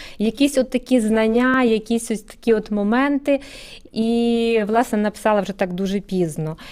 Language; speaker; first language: Ukrainian; native; Ukrainian